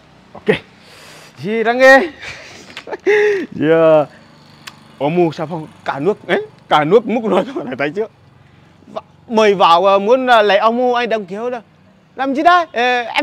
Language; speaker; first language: Vietnamese; non-native, learner; Portuguese